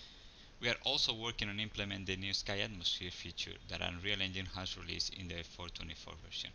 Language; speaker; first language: English; non-native, fluent; Spanish